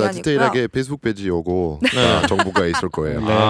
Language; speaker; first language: Korean; non-native, learner; French